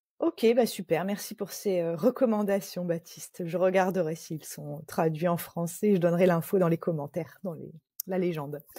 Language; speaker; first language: French; native; French